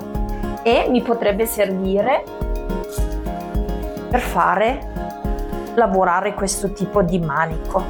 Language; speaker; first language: Italian; non-native, fluent; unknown